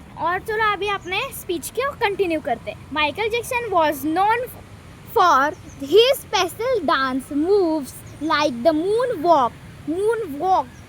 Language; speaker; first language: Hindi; non-native, local second language; Marathi